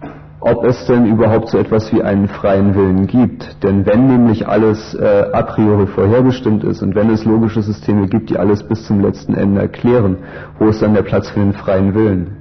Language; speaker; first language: German; native; German